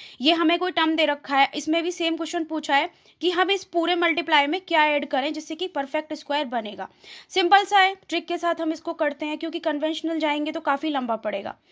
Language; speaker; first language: Hindi; native; Hindi